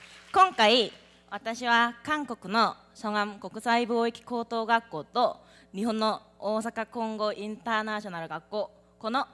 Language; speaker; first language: Japanese; non-native, learner; Korean